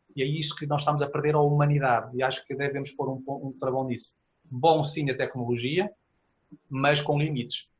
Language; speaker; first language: Portuguese; native; Portuguese